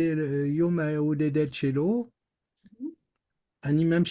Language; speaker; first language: Hebrew; non-native, learner; French